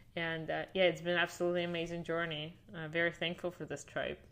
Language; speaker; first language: English; non-native, fluent; Russian